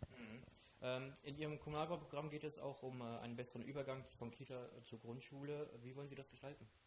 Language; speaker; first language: German; native; German